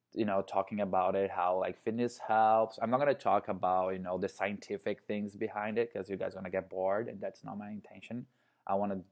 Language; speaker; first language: English; non-native, fluent; Portuguese